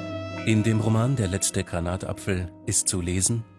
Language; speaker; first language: German; native; German